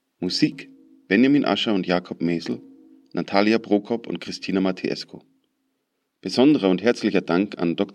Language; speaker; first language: German; native; German